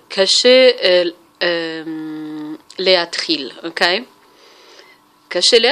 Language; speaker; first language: Hebrew; non-native, fluent; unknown